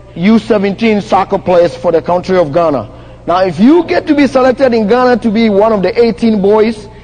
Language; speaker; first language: English; non-native, local second language; Akan